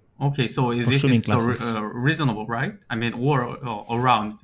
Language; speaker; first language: English; non-native, fluent; Korean